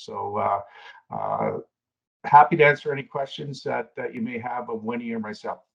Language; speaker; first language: English; native; English